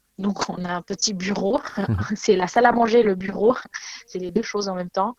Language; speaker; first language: French; non-native, fluent; Ukrainian